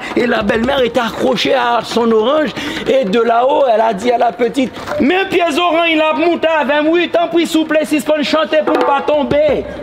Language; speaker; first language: French; non-native, local second language; Haitian Creole